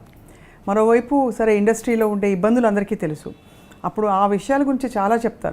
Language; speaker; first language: Telugu; native; Telugu